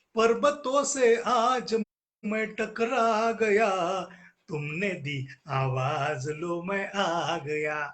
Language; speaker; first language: Hindi; non-native, local second language; Marathi